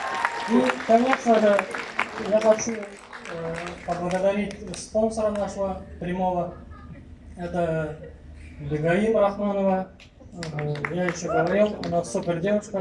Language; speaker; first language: Russian; non-native, local second language; Kyrgyz